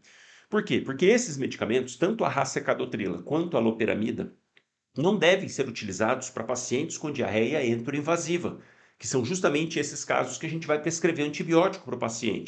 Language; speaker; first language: Portuguese; native; Portuguese